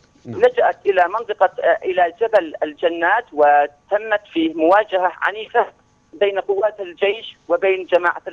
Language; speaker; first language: Arabic; native; Arabic